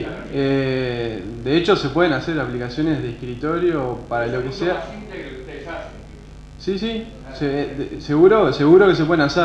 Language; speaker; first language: Spanish; native; Spanish